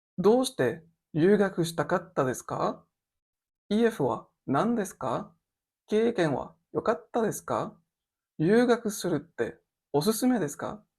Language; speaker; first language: Japanese; non-native, learner; French